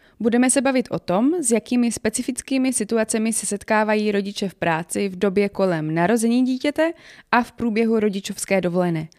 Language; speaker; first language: Czech; native; Czech